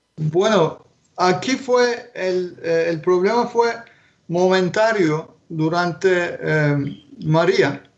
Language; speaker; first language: Spanish; non-native, fluent; Turkish